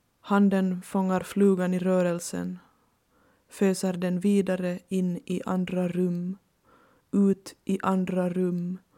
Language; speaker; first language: Swedish; native; Swedish